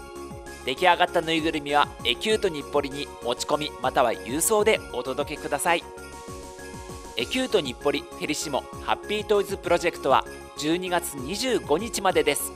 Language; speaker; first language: Japanese; native; Japanese